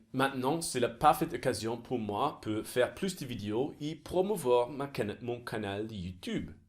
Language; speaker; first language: French; non-native, fluent; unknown